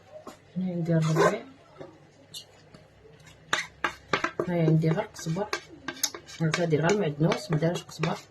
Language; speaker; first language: Arabic; native; Arabic